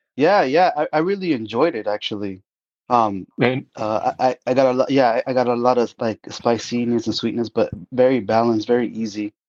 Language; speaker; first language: English; early bilingual, other home language; Spanish